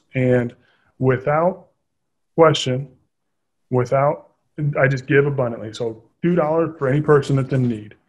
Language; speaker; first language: English; native; English